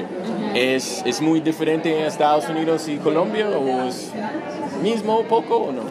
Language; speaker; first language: Spanish; non-native, learner; English